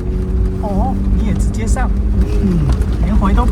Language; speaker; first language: Chinese; native; Chinese